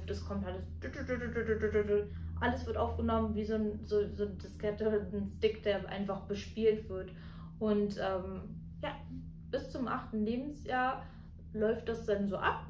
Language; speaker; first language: German; native; German